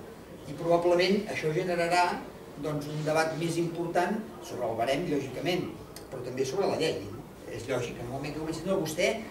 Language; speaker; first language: Catalan; native; Catalan